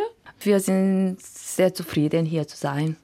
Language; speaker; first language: German; non-native, fluent; Korean